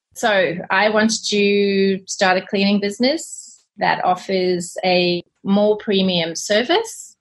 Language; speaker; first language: English; native; English